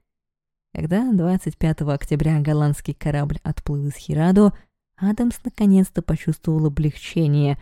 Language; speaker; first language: Russian; native; Russian